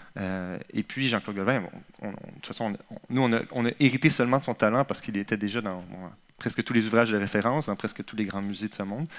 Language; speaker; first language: French; native; French